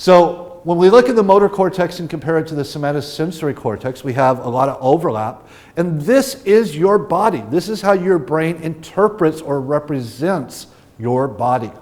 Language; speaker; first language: English; native; English